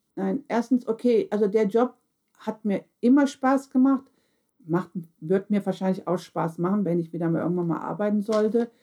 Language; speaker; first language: German; early bilingual, other home language; Turkish